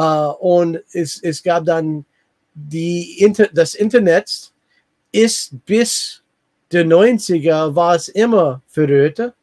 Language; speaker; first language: German; non-native, learner; English